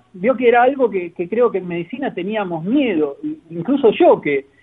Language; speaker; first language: Spanish; native; Spanish